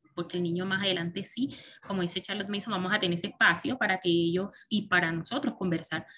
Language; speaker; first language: Spanish; native; Spanish